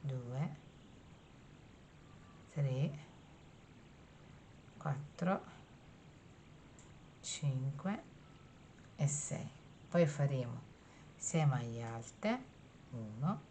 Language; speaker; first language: Italian; native; Italian